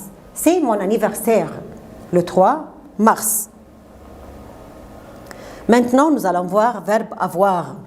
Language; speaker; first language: French; non-native, fluent; Arabic